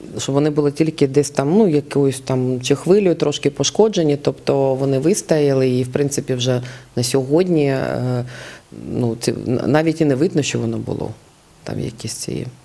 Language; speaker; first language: Ukrainian; native; Ukrainian